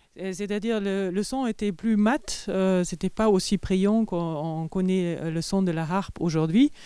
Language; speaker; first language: French; non-native, fluent; German